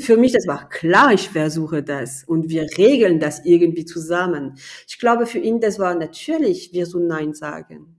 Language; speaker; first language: German; non-native, fluent; French